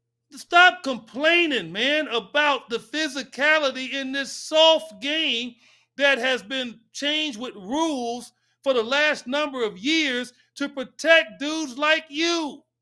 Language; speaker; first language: English; native; English